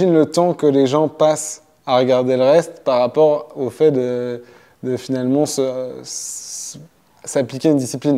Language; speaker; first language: French; native; French